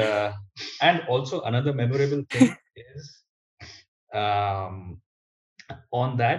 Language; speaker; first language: English; non-native, local second language; Kannada